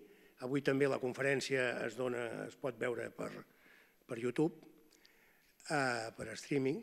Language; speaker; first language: Catalan; native; Catalan